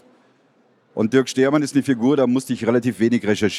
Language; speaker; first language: German; native; German